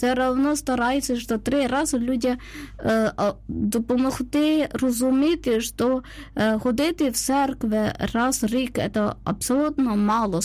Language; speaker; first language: Ukrainian; non-native, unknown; Malayalam